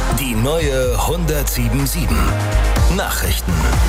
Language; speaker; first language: German; native; German